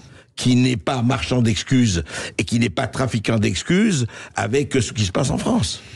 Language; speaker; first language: French; native; French